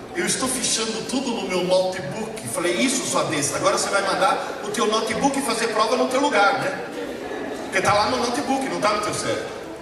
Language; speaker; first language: Portuguese; early bilingual, other home language; Italian